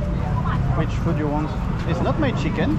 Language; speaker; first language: English; non-native, learner; French